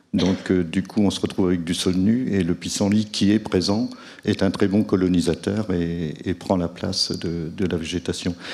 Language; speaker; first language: French; native; French